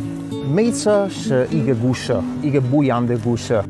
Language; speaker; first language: Chinese; non-native, learner; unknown